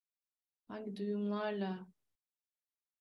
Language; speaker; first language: Turkish; native; Turkish